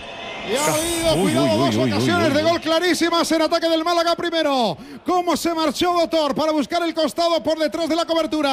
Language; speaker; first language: Spanish; native; Spanish